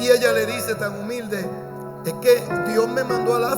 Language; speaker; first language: Spanish; native; Spanish